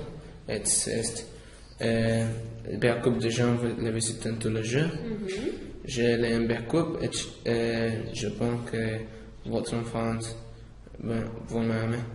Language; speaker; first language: French; non-native, learner; English